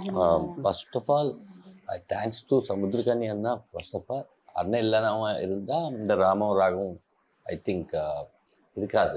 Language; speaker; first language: Tamil; non-native, learner; Telugu